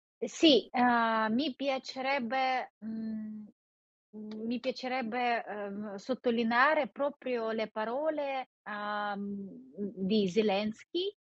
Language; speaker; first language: Italian; non-native, fluent; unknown